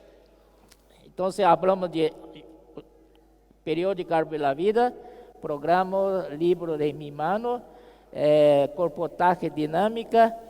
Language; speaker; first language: Spanish; non-native, fluent; Portuguese